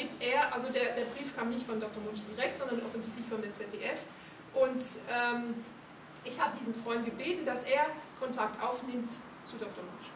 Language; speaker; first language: German; non-native, fluent; Hungarian